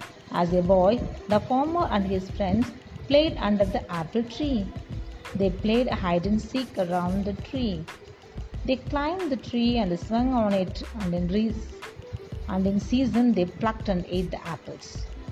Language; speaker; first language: English; non-native, local second language; Tamil